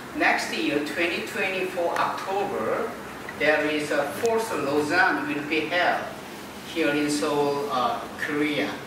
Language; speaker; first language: English; non-native, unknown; Korean